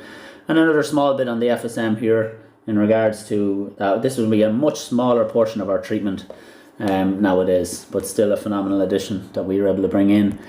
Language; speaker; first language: English; native; English